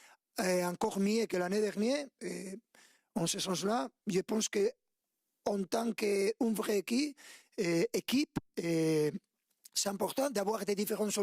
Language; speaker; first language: French; non-native, fluent; Spanish